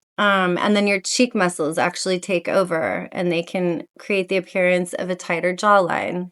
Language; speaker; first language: English; native; English